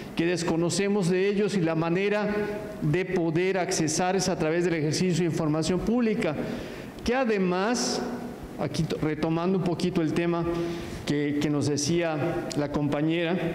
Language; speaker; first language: Spanish; native; Spanish